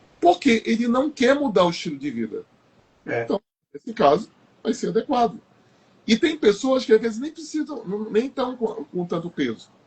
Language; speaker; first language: Portuguese; native; Portuguese